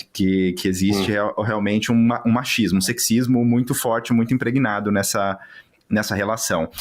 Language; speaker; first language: Portuguese; native; Portuguese